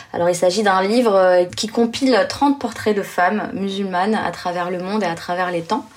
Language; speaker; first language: French; early bilingual, other home language; Arabic